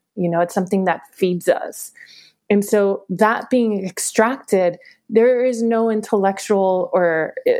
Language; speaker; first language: English; early bilingual, other home language; Spanish